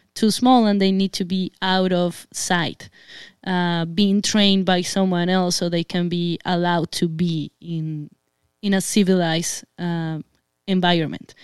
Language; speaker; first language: English; non-native, fluent; Spanish